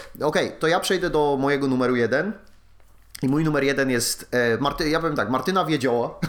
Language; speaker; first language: Polish; native; Polish